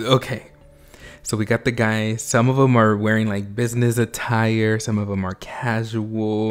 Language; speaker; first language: English; native; English